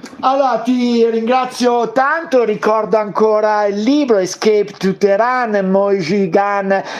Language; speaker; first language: Italian; native; Italian